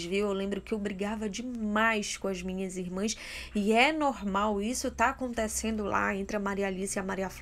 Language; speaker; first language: Portuguese; native; Portuguese